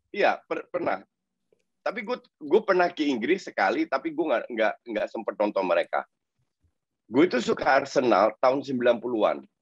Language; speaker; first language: Indonesian; non-native, fluent; Dutch